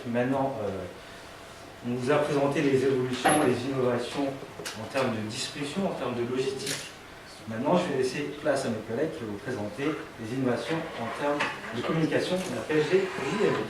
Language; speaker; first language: French; native; French